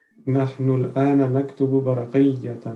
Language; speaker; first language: Arabic; non-native, learner; French